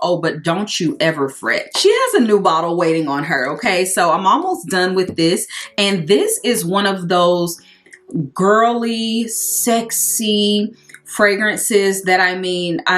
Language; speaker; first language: English; native; English